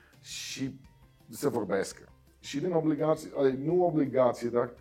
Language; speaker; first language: Romanian; non-native, learner; Dutch